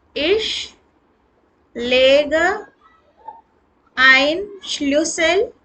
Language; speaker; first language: German; non-native, learner; Hindi